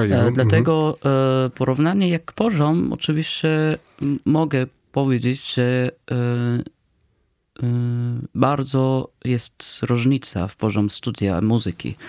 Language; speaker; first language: Polish; non-native, fluent; Arabic